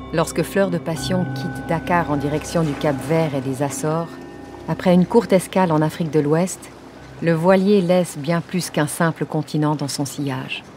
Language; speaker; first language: French; native; French